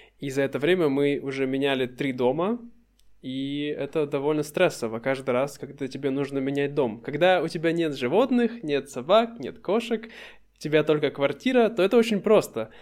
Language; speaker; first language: Russian; native; Russian